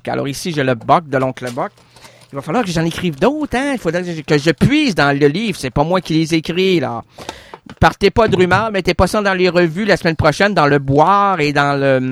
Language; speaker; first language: French; native; French